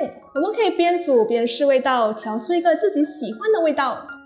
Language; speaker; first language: Chinese; native; Chinese